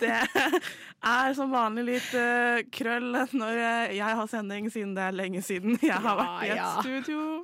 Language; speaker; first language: Norwegian; native; Norwegian